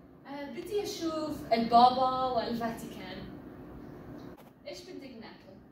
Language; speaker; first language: Arabic; non-native, learner; English